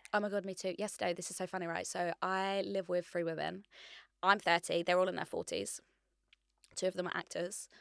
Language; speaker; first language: English; native; English